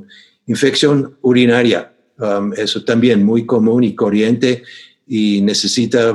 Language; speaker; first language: Spanish; non-native, fluent; English